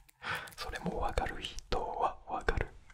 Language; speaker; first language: Japanese; non-native, fluent; French